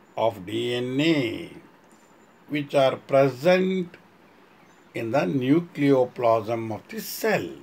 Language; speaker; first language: English; non-native, local second language; Kannada